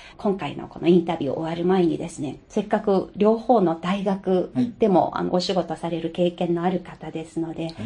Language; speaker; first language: Japanese; non-native, fluent; Chinese